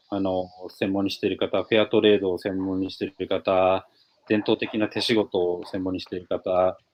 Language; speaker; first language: Japanese; native; Japanese